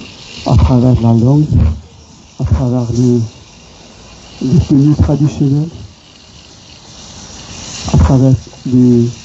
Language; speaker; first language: French; non-native, local second language; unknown